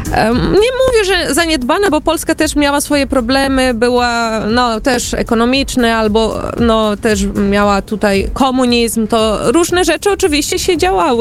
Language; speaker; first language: Polish; early bilingual, heritage; Portuguese